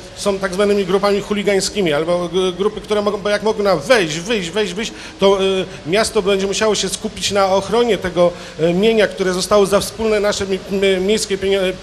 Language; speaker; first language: Polish; native; Polish